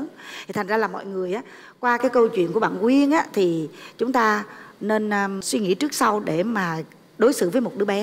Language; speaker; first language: Vietnamese; native; Vietnamese